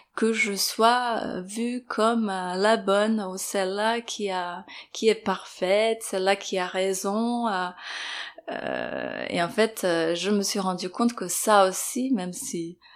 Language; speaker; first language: French; non-native, fluent; Serbian